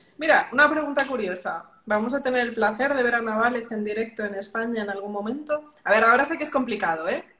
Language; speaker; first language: Spanish; native; Spanish